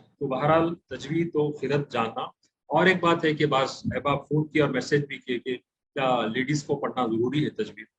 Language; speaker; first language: Urdu; native; Urdu